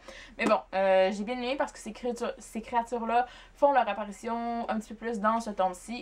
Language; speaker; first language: French; native; French